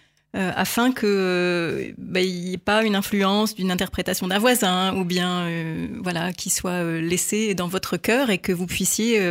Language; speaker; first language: French; native; French